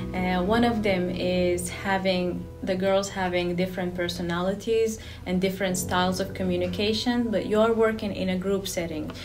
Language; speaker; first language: English; non-native, fluent; Arabic